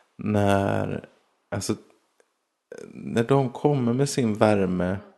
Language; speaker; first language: Swedish; native; Swedish